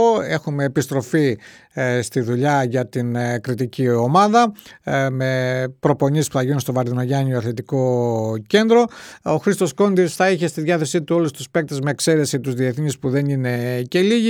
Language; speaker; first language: Greek; native; Greek